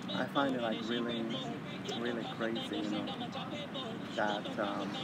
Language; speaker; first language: English; native; English